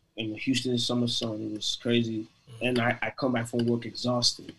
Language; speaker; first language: English; non-native, local second language; Igbo